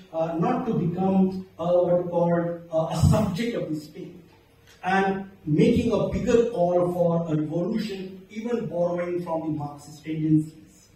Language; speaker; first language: English; non-native, local second language; Marathi